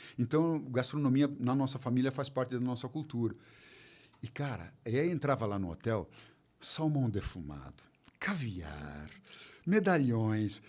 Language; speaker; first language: Portuguese; early bilingual, other home language; German